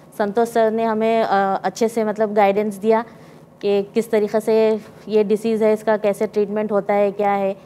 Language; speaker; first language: Hindi; native; Hindi